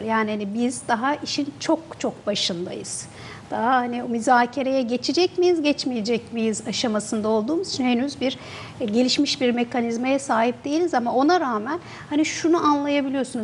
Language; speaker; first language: Turkish; native; Turkish